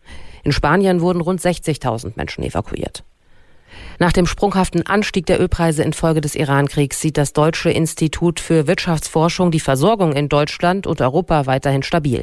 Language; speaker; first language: German; native; German